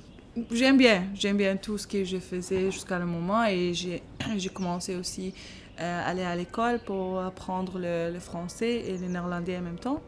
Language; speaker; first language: French; non-native, learner; Arabic